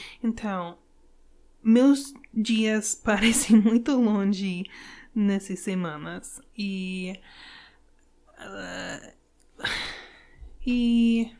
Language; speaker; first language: Portuguese; non-native, learner; English